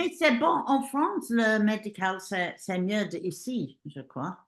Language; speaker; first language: French; non-native, learner; English